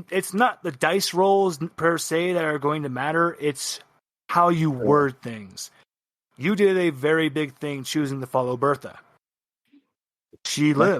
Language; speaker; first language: English; native; English